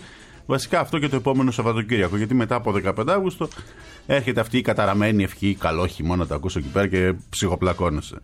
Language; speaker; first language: Greek; native; Greek